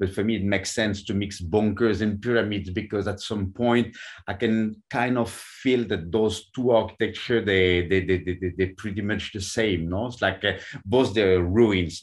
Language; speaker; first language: English; non-native, fluent; French